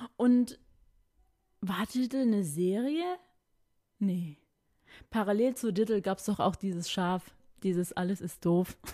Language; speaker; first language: German; early bilingual, other home language; Filipino